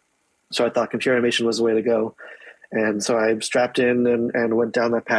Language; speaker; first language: English; native; English